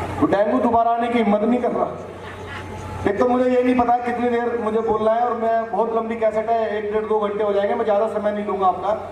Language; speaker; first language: Hindi; native; Hindi